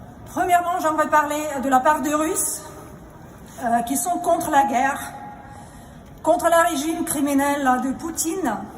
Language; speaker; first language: French; non-native, fluent; Russian